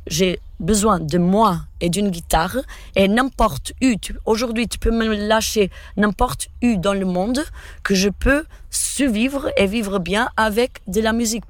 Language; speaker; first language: French; non-native, fluent; Portuguese